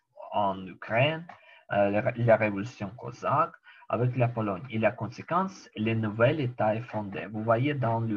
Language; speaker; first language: French; non-native, learner; Ukrainian